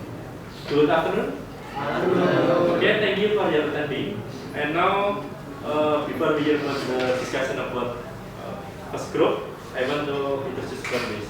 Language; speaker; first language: English; non-native, learner; Indonesian